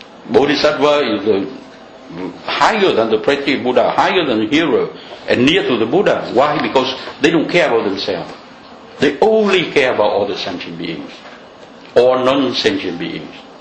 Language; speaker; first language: English; non-native, fluent; Vietnamese